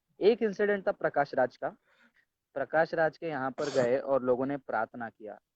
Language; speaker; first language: Hindi; non-native, local second language; Tamil